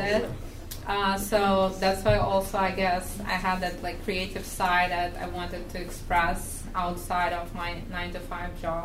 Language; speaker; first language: English; non-native, fluent; Russian